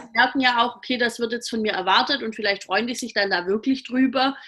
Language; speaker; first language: German; native; German